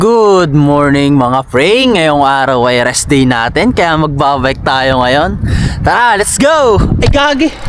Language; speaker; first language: Filipino; non-native, local second language; Hiligaynon